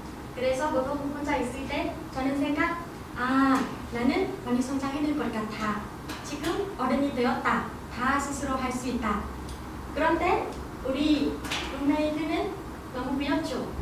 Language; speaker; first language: Korean; non-native, learner; Vietnamese